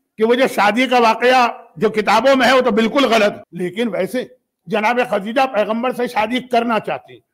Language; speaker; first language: Urdu; native; Urdu